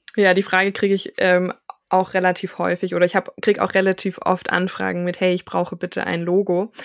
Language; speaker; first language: German; native; German